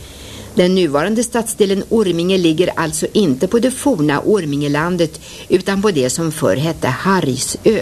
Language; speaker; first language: Swedish; native; Swedish